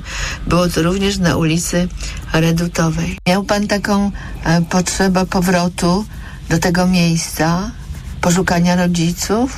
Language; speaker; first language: Polish; native; Polish